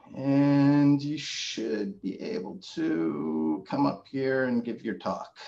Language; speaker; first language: English; native; English